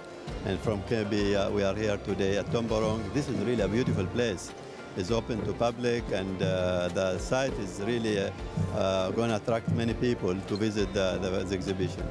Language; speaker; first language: English; non-native, fluent; Arabic